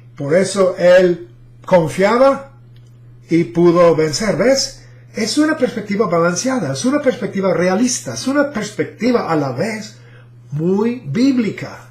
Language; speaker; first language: Spanish; non-native, fluent; English